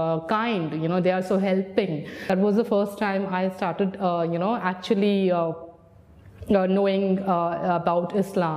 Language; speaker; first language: English; non-native, local second language; Hindi